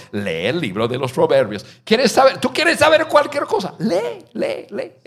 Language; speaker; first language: Spanish; non-native, fluent; English